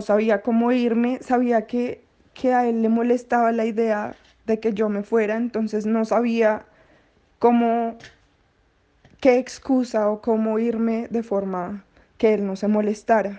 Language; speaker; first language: Spanish; native; Spanish